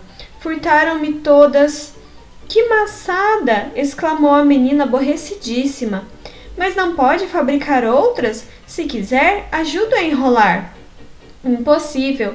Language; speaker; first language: Portuguese; native; Portuguese